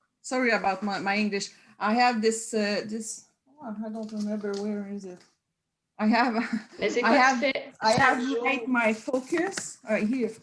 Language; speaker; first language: English; non-native, learner; French